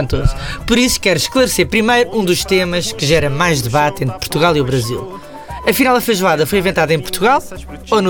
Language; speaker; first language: Portuguese; native; Portuguese